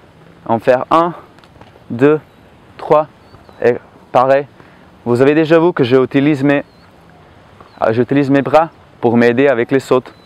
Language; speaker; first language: French; non-native, learner; Slovenian